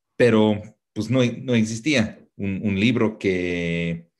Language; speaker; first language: Spanish; non-native, fluent; English